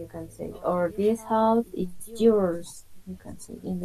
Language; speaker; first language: English; non-native, fluent; Spanish